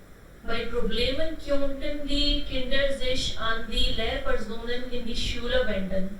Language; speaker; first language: German; non-native, learner; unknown